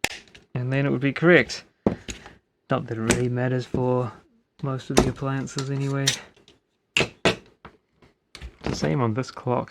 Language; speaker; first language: English; native; English